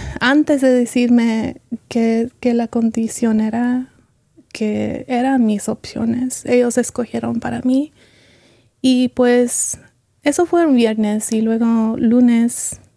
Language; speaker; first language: Spanish; early bilingual, heritage; Spanish